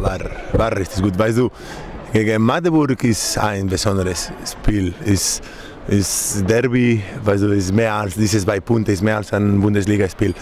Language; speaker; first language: German; non-native, learner; Spanish